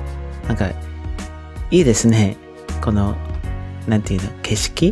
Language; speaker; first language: Japanese; non-native, learner; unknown